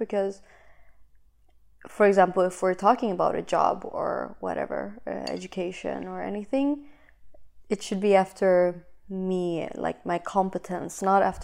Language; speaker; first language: English; non-native, fluent; Swedish